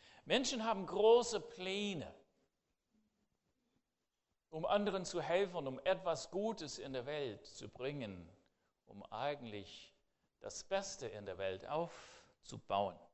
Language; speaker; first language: German; non-native, fluent; English